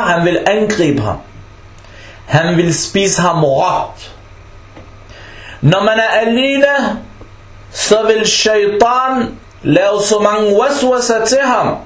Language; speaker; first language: Danish; early bilingual, other home language; Arabic